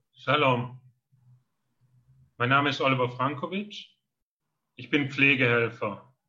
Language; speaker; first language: German; native; German